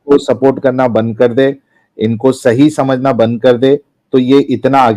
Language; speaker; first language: Hindi; native; Hindi